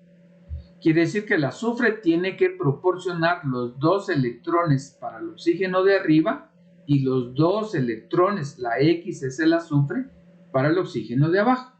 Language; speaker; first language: Spanish; native; Spanish